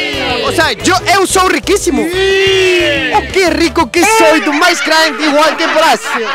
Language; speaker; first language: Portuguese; non-native, learner; Spanish